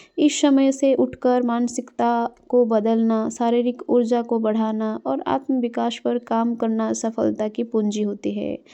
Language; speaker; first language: Hindi; non-native, local second language; Odia